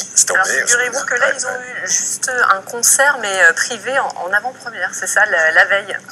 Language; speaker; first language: French; native; French